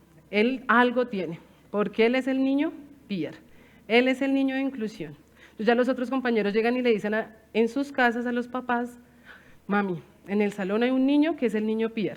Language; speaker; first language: Spanish; native; Spanish